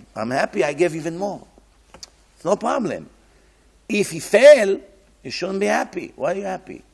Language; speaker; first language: English; non-native, fluent; Hebrew